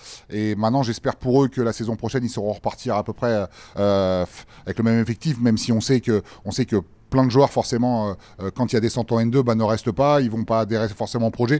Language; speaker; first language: French; native; French